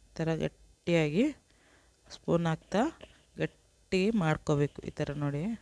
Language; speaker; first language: Kannada; non-native, local second language; Urdu